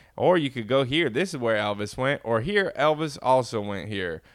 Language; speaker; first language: English; native; English